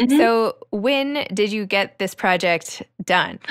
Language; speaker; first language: English; native; English